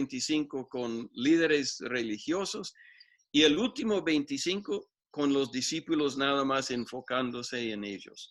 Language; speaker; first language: Spanish; non-native, fluent; English